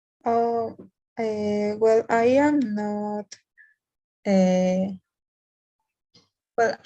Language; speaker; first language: English; non-native, learner; Spanish